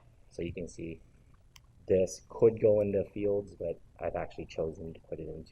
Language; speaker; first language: English; native; English